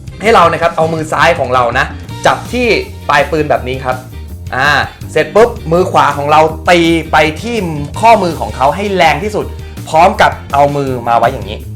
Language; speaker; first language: Thai; native; Thai